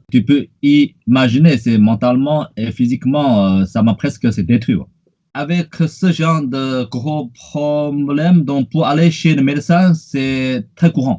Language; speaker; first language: French; non-native, fluent; Chinese